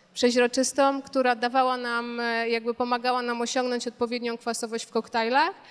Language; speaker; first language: Polish; native; Polish